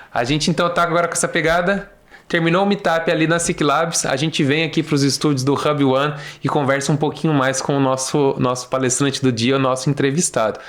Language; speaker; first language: Portuguese; native; Portuguese